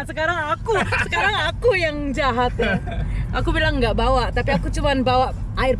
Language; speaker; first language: Indonesian; early bilingual, heritage; Indonesian